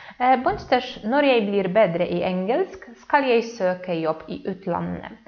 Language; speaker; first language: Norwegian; non-native, fluent; Polish